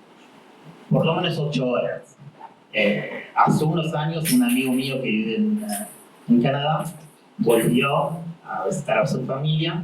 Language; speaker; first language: Spanish; non-native, fluent; Arabic